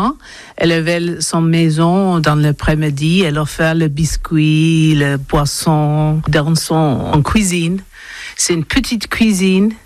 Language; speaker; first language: French; non-native, learner; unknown